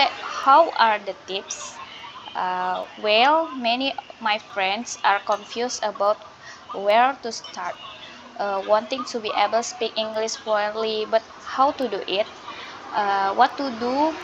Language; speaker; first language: English; non-native, learner; Indonesian